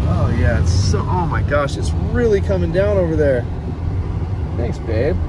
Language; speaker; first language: English; native; English